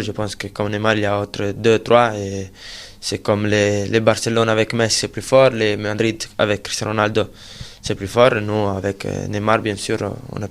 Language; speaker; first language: French; non-native, fluent; Italian